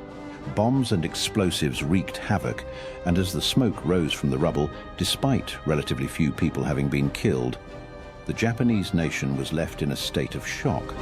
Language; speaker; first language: English; native; English